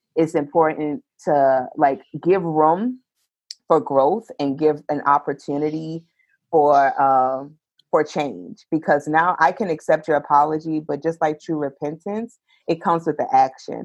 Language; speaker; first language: English; native; English